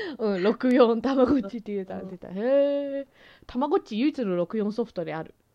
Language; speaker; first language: Japanese; native; Japanese